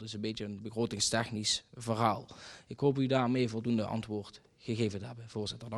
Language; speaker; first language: Dutch; native; Dutch